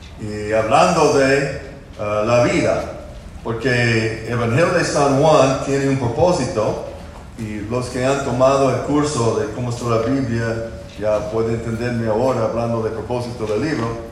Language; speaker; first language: Spanish; non-native, fluent; English